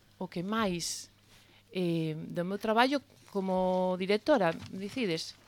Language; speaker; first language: Galician; native; Galician